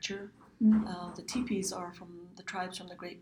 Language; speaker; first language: English; early bilingual, other home language; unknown